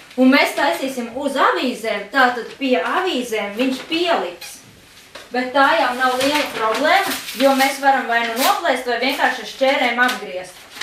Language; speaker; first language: Latvian; native; Latvian